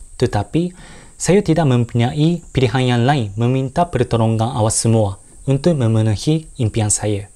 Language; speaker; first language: Malay; non-native, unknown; Japanese